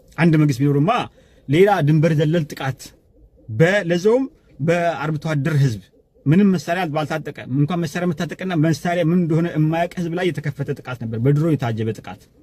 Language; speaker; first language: Amharic; non-native, local second language; Afar